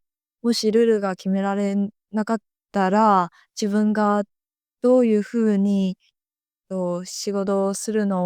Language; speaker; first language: Japanese; non-native, fluent; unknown